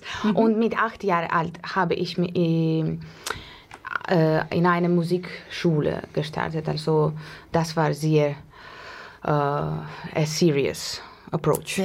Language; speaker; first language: German; non-native, learner; Russian